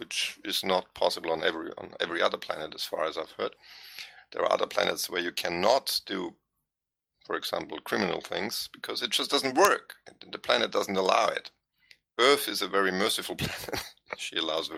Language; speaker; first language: English; non-native, fluent; German